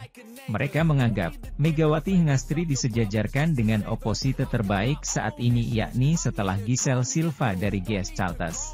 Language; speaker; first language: Indonesian; native; Indonesian